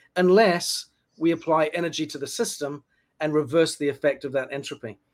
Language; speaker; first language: English; native; English